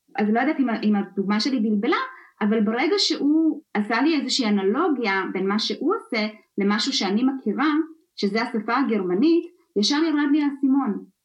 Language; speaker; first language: Hebrew; early bilingual, other home language; Russian